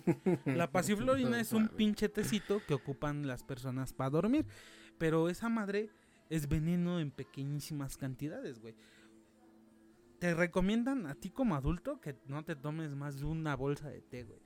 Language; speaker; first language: Spanish; native; Spanish